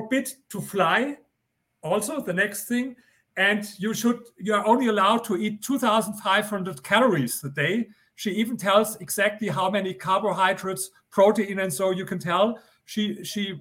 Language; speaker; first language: English; non-native, fluent; German